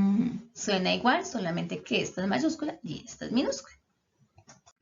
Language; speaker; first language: Spanish; native; Spanish